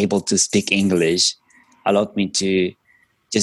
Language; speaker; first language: English; non-native, fluent; Spanish